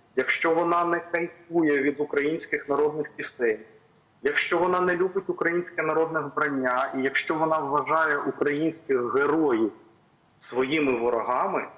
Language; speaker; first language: Ukrainian; non-native, local second language; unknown